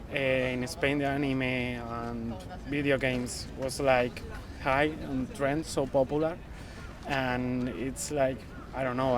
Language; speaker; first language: English; non-native, learner; Spanish